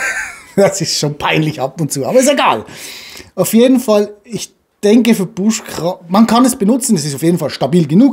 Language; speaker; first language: German; native; German